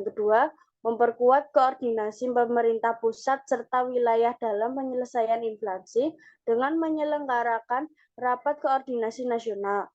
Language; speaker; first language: Indonesian; native; Indonesian